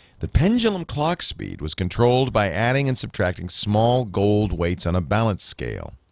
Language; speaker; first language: English; native; English